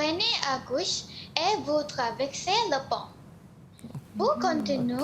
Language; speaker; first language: French; non-native, learner; Malay